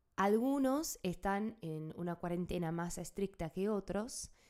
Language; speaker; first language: Spanish; non-native, fluent; English